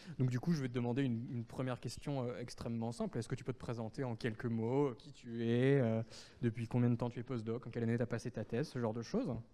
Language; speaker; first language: French; native; French